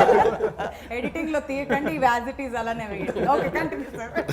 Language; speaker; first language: Telugu; native; Telugu